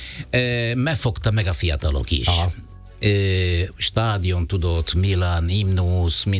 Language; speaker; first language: Hungarian; non-native, fluent; Italian